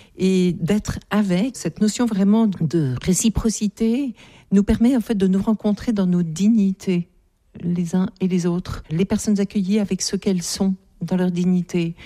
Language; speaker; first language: French; native; French